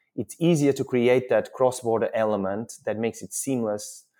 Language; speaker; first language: English; non-native, fluent; Portuguese